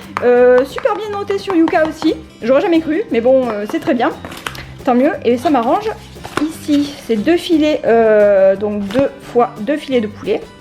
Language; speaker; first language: French; native; French